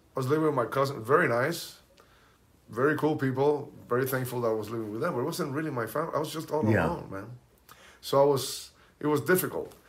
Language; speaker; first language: English; early bilingual, other home language; Spanish